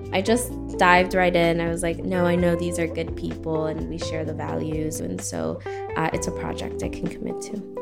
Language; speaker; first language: English; early bilingual, other home language; Spanish